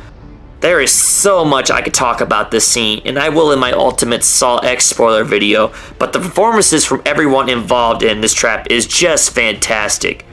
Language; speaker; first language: English; native; English